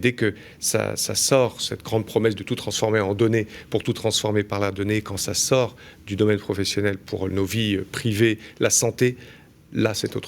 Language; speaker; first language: French; native; French